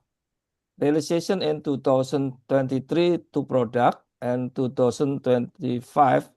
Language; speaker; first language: English; non-native, learner; Indonesian